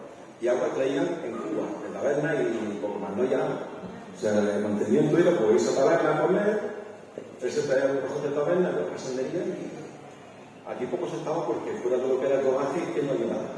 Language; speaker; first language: Spanish; native; Spanish